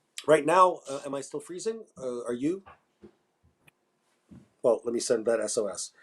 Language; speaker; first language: English; native; English